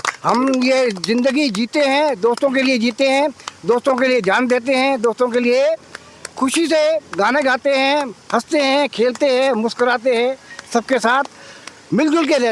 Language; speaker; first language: Hindi; non-native, local second language; Sindhi